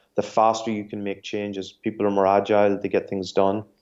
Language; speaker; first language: English; native; English